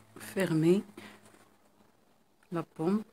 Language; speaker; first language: French; non-native, local second language; Arabic